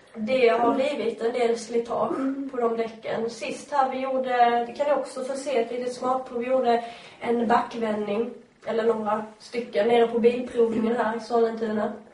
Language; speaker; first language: Swedish; native; Swedish